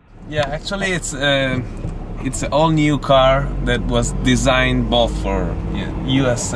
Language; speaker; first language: English; non-native, fluent; Italian